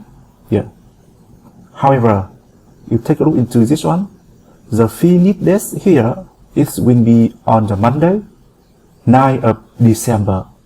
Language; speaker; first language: English; non-native, fluent; Vietnamese